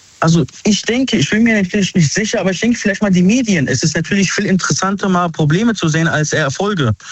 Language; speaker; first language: German; early bilingual, other home language; Arabic